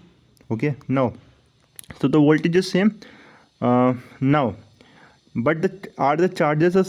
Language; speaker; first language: English; non-native, local second language; Hindi